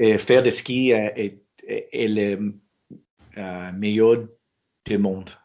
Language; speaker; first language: French; non-native, learner; English